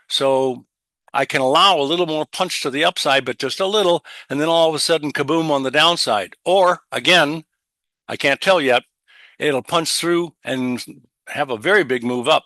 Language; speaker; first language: English; native; English